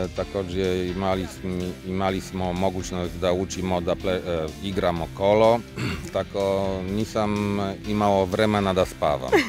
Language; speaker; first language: Serbian; non-native, learner; Polish